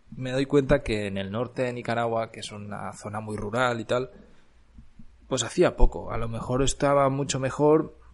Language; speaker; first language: Spanish; native; Spanish